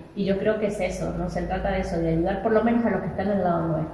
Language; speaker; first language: Spanish; native; Spanish